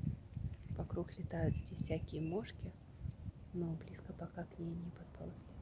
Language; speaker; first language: Russian; native; Russian